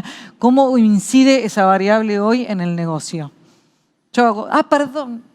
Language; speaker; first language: Spanish; native; Spanish